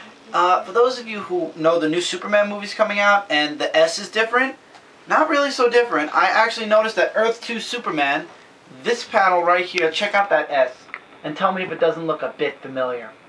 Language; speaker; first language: English; native; English